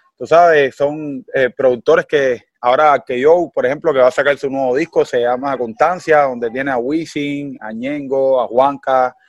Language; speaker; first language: Spanish; native; Spanish